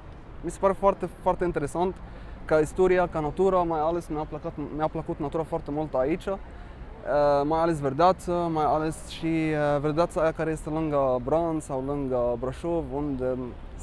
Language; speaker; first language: Romanian; non-native, fluent; Arabic